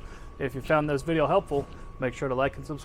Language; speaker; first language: English; native; English